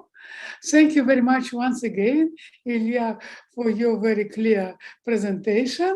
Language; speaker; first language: English; non-native, fluent; Russian